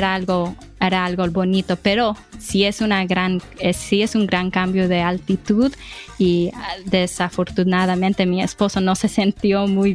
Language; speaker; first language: Spanish; early bilingual, heritage; Spanish